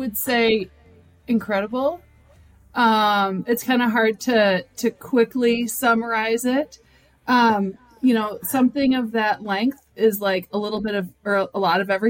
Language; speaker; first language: English; native; English